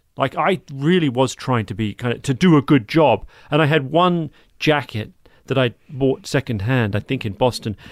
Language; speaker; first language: English; native; English